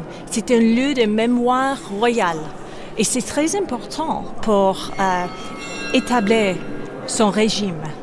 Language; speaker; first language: French; non-native, fluent; English